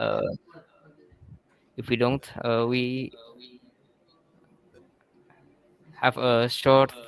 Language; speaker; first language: English; non-native, learner; Indonesian